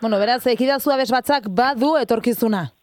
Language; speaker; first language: Basque; native; Basque